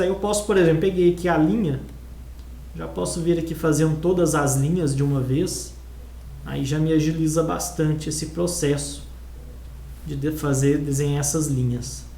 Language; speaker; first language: Portuguese; native; Portuguese